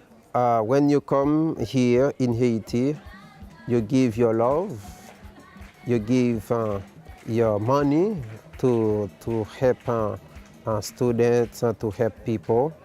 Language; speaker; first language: English; non-native, local second language; Haitian Creole